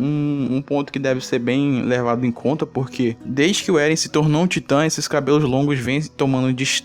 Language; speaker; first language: Portuguese; native; Portuguese